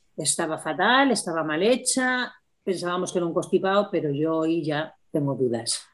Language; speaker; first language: Spanish; native; Spanish